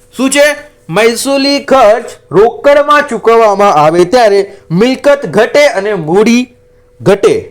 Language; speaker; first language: Gujarati; non-native, local second language; Marathi